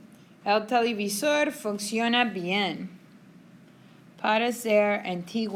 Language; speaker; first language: Spanish; non-native, fluent; English